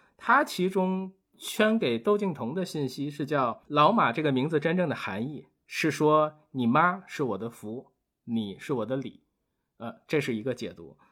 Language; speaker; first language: Chinese; native; Chinese